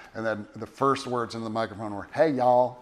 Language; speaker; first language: English; native; English